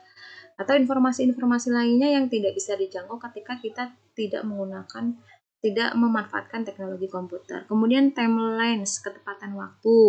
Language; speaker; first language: Indonesian; native; Indonesian